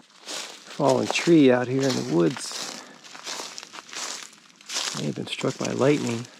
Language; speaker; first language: English; native; English